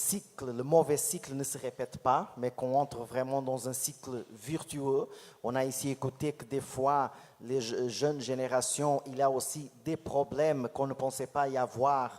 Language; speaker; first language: French; non-native, fluent; Portuguese